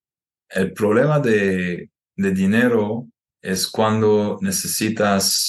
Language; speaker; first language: Spanish; non-native, fluent; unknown